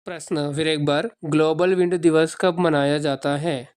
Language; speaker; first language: Hindi; non-native, local second language; Telugu